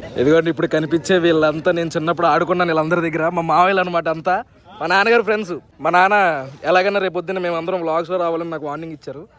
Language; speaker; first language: Telugu; native; Telugu